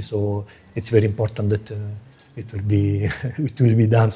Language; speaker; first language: English; non-native, fluent; Italian